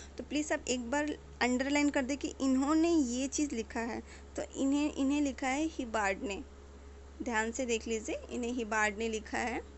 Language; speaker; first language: Hindi; native; Hindi